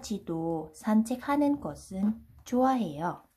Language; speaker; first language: Korean; non-native, learner; Vietnamese